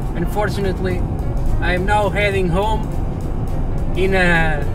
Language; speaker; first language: English; non-native, fluent; Portuguese